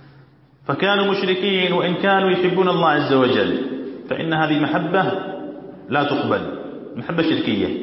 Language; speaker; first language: Arabic; native; Arabic